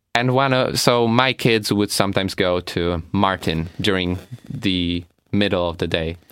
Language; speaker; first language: English; non-native, fluent; Polish